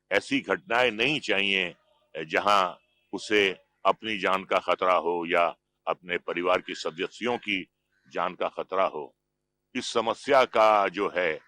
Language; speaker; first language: Hindi; native; Hindi